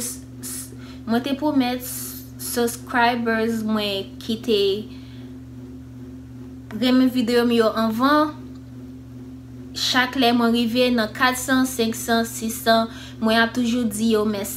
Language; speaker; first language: Haitian Creole; early bilingual, heritage; English